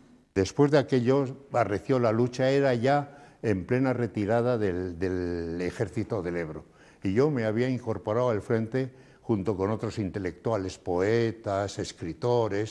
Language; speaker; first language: Spanish; native; Spanish